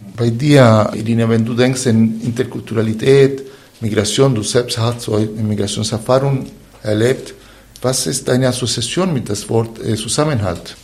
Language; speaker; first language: German; non-native, fluent; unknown